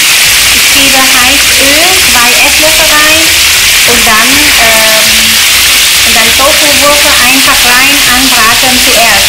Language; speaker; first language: German; non-native, learner; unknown